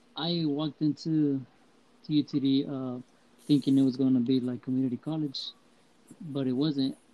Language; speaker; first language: English; early bilingual, heritage; Spanish